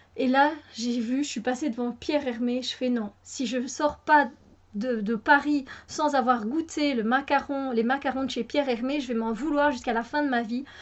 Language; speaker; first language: French; native; French